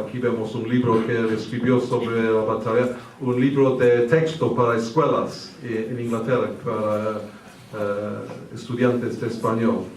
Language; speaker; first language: Spanish; early bilingual, heritage; English